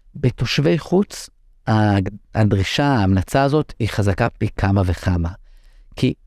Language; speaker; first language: Hebrew; non-native, local second language; English